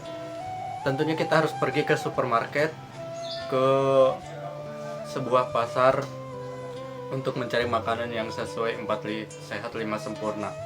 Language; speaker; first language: Indonesian; native; Indonesian